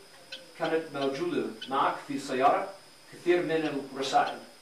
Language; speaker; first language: Arabic; non-native, fluent; English